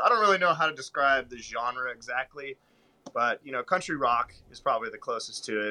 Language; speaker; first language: English; native; English